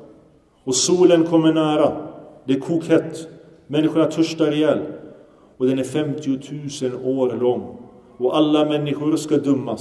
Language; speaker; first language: Swedish; early bilingual, other home language; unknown